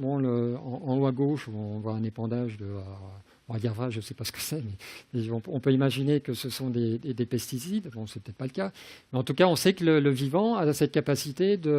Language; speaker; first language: French; native; French